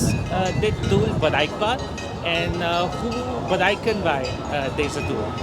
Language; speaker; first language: Dutch; non-native, learner; English